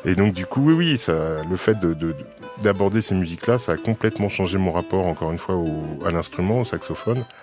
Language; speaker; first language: French; native; French